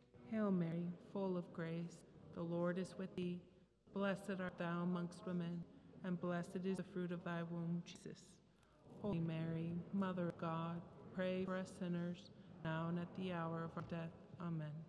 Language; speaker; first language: English; native; English